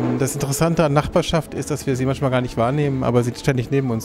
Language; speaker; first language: German; native; German